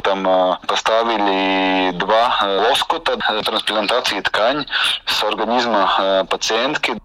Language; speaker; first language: Russian; non-native, local second language; Latvian